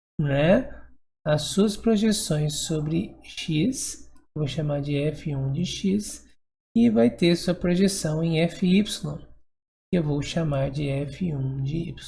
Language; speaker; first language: Portuguese; native; Portuguese